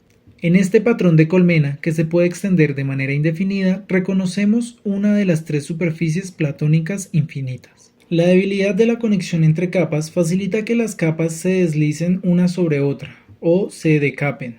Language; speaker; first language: Spanish; native; Spanish